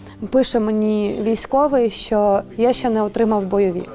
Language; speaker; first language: Ukrainian; native; Ukrainian